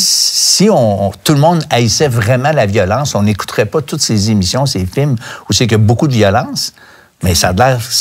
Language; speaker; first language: French; native; French